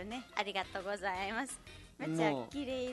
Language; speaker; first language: Japanese; non-native, learner; Nepali